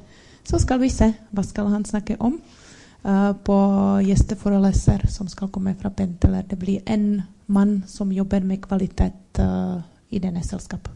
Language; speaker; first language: Norwegian; non-native, learner; Czech